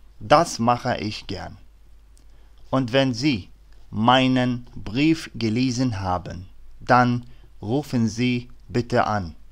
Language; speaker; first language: German; non-native, learner; Arabic